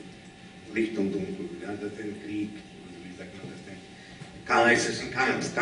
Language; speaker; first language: German; non-native, learner; Hungarian